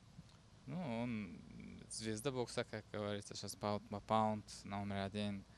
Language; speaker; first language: Russian; non-native, learner; Uzbek